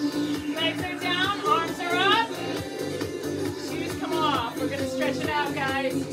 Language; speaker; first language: English; native; English